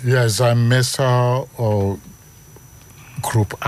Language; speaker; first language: Dutch; non-native, learner; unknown